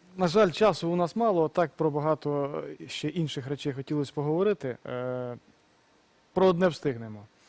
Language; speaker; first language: Ukrainian; native; Ukrainian